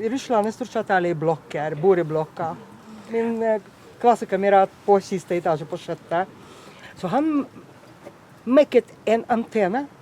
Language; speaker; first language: Norwegian; non-native, fluent; Russian